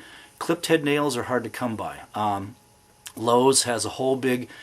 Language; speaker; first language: English; native; English